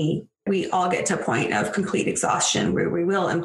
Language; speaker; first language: English; native; English